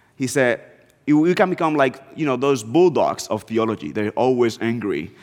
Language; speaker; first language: English; non-native, fluent; Spanish